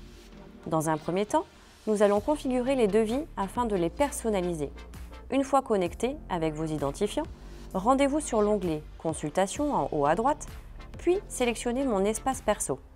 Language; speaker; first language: French; native; French